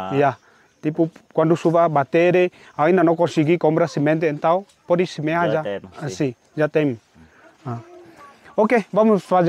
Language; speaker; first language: Portuguese; non-native, learner; Vietnamese